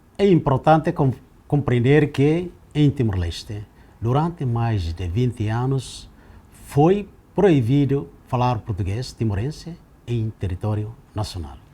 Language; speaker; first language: Portuguese; non-native, local second language; Tetum